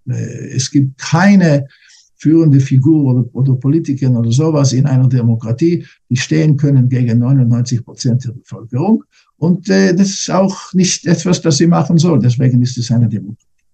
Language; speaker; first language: German; non-native, fluent; English